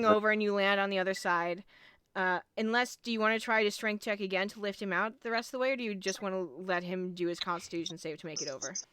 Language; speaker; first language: English; native; English